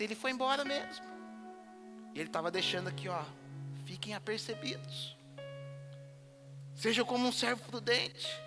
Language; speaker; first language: Portuguese; native; Portuguese